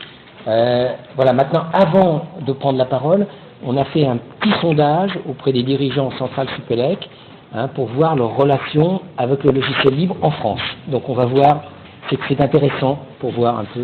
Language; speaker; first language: French; native; French